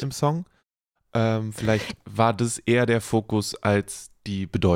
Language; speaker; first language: German; native; German